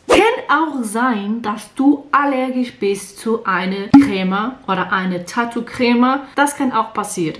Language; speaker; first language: German; non-native, learner; Portuguese